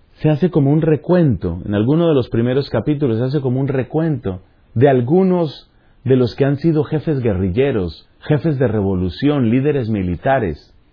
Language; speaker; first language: Spanish; native; Spanish